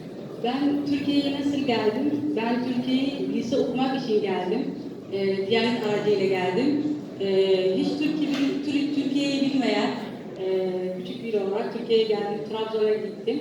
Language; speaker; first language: Turkish; non-native, fluent; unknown